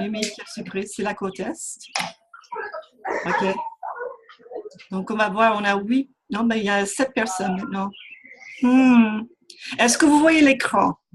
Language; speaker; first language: French; non-native, fluent; English